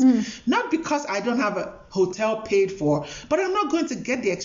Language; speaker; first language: English; non-native, local second language; Yoruba